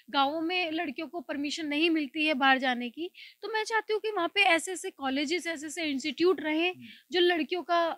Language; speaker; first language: Hindi; native; Hindi